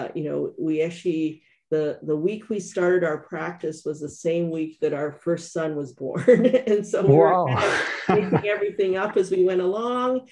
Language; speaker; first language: English; native; English